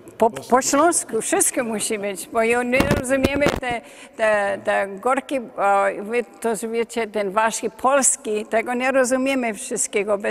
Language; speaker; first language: Polish; early bilingual, heritage; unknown